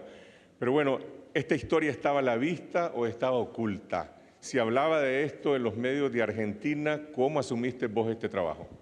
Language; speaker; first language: Spanish; native; Spanish